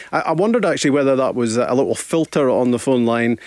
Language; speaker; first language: English; native; English